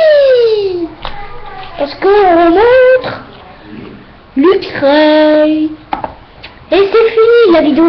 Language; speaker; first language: French; native; French